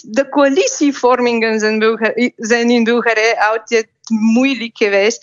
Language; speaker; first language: Dutch; non-native, fluent; Bulgarian